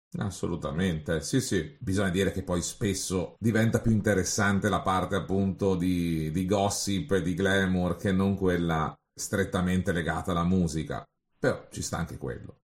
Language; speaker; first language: Italian; native; Italian